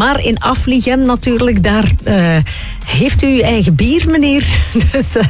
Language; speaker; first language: Dutch; native; Dutch